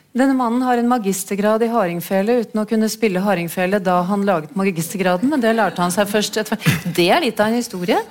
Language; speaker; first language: Norwegian; native; Norwegian